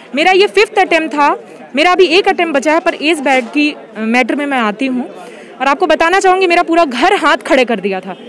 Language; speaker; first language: Hindi; native; Hindi